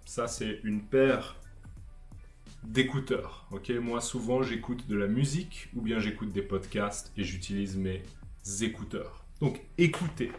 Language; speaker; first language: French; native; French